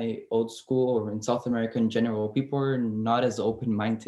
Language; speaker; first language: English; non-native, fluent; Portuguese